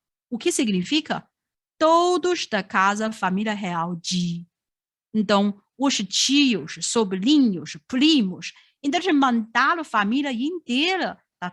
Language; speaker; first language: Portuguese; non-native, fluent; Chinese